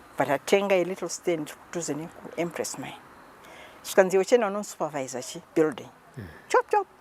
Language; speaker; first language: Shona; native; Shona